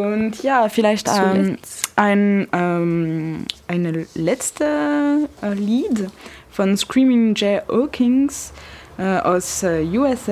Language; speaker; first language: German; non-native, learner; French